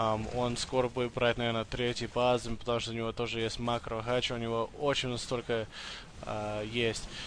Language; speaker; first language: Russian; early bilingual, heritage; English